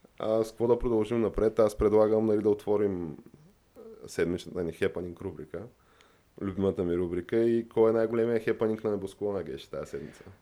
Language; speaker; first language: Bulgarian; native; Bulgarian